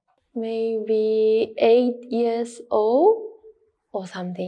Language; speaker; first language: English; non-native, learner; Japanese